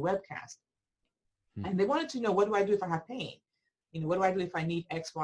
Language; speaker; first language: English; non-native, local second language; Igbo